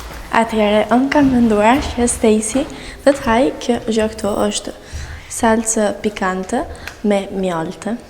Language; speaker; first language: Albanian; early bilingual, heritage; Albanian